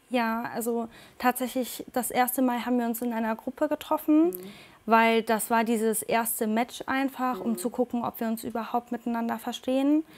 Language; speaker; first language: German; native; German